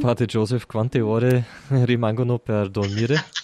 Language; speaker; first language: Italian; non-native, fluent; German